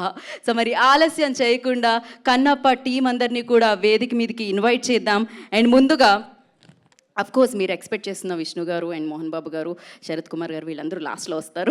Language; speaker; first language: Telugu; native; Telugu